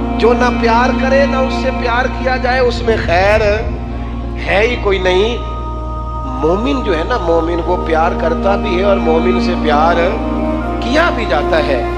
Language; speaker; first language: Urdu; non-native, local second language; Punjabi